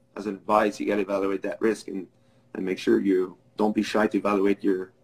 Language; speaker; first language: English; non-native, fluent; French